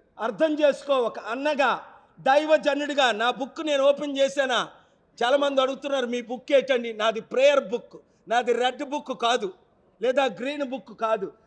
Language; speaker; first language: Telugu; native; Telugu